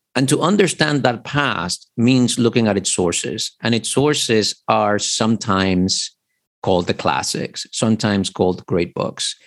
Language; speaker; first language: English; early bilingual, other home language; Spanish